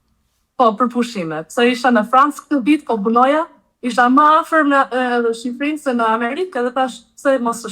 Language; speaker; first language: Albanian; early bilingual, heritage; Albanian